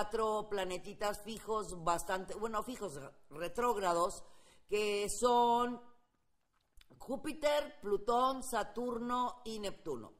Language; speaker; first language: Spanish; native; Spanish